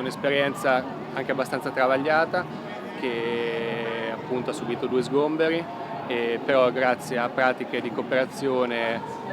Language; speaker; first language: Italian; native; Italian